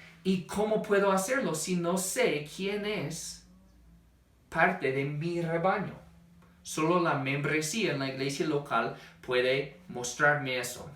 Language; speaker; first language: Spanish; non-native, fluent; English